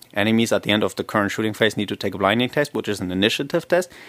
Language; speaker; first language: English; non-native, fluent; German